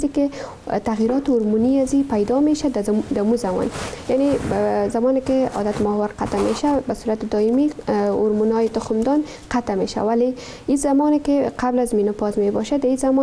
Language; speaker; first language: Persian; native; Persian